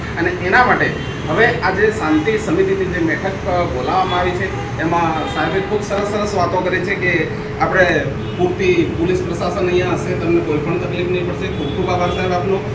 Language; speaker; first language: Gujarati; native; Gujarati